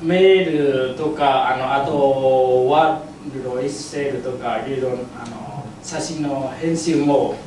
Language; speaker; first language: Japanese; non-native, learner; Vietnamese